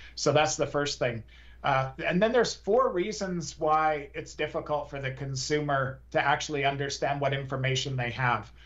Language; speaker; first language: English; native; English